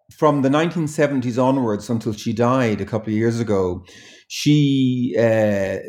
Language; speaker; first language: English; native; English